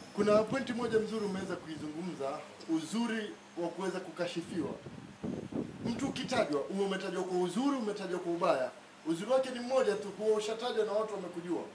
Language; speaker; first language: Swahili; native; Swahili